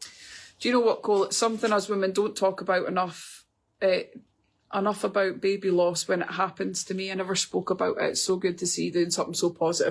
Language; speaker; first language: English; native; English